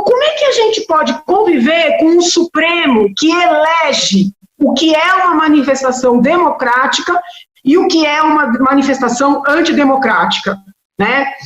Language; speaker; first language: Portuguese; native; Portuguese